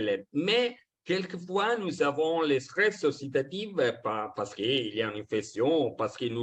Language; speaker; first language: French; non-native, fluent; Italian